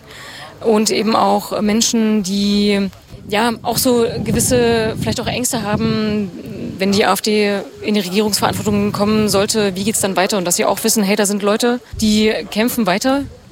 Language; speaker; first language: German; native; German